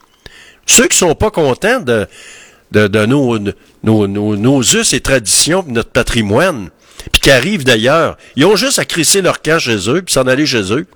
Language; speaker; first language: French; native; French